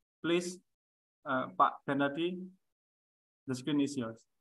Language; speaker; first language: English; non-native, fluent; Indonesian